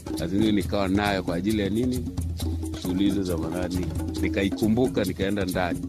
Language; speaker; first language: Swahili; native; Swahili